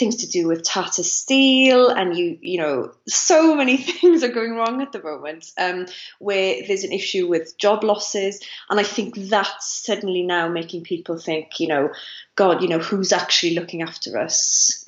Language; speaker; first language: English; non-native, local second language; Welsh